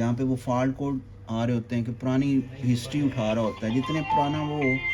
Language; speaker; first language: Urdu; non-native, local second language; Punjabi